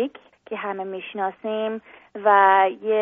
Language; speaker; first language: Persian; early bilingual, heritage; Persian